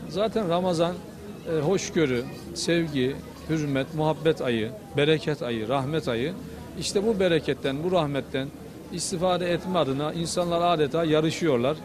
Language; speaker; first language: Turkish; native; Turkish